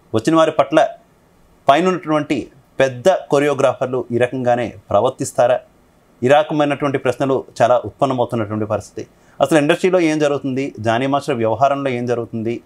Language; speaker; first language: Telugu; native; Telugu